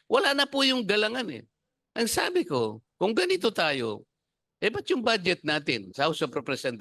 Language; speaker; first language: Filipino; native; Filipino